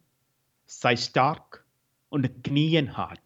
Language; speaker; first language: German; non-native, fluent; Malayalam